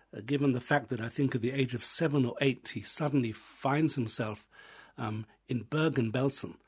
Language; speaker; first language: English; native; English